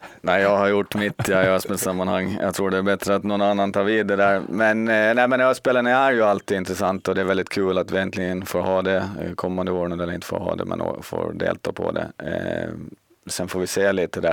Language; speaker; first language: Swedish; native; Swedish